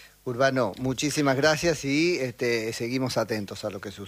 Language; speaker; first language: Spanish; native; Spanish